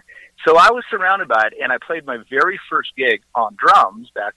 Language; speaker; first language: English; native; English